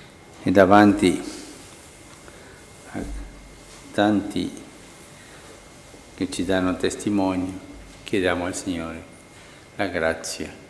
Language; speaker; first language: Italian; non-native, fluent; Spanish